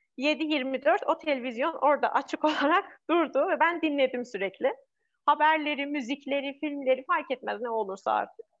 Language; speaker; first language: Turkish; non-native, fluent; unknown